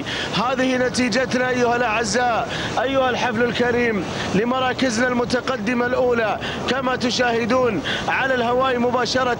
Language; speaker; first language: Arabic; native; Arabic